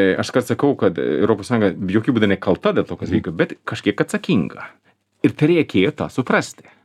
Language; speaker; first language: Lithuanian; non-native, fluent; Swedish